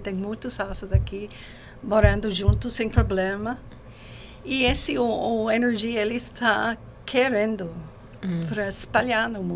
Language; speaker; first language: Portuguese; non-native, learner; English